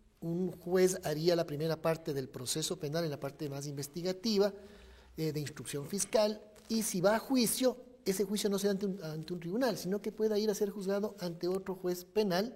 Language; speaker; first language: Spanish; native; Spanish